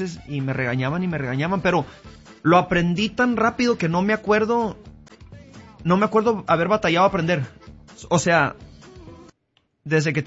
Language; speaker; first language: Spanish; early bilingual, heritage; Spanish